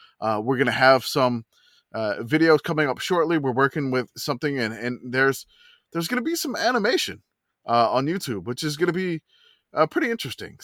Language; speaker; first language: English; native; English